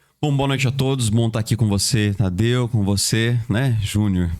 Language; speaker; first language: Portuguese; native; Portuguese